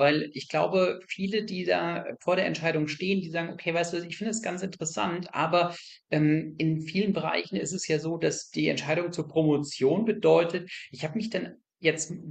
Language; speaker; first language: German; native; German